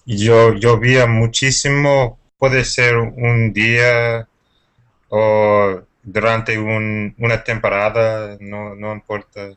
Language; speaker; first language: Spanish; non-native, fluent; English